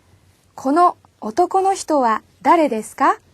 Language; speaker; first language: Japanese; non-native, fluent; Korean